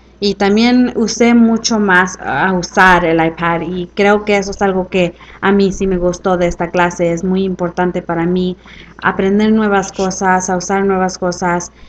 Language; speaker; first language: Spanish; early bilingual, heritage; Spanish